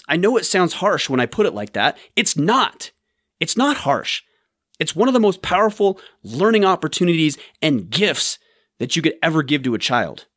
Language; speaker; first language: English; native; English